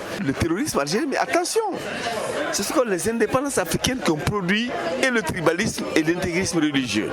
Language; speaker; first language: French; non-native, local second language; Fula